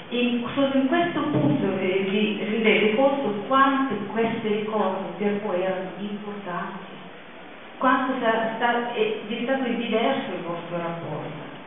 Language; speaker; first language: Italian; non-native, fluent; Russian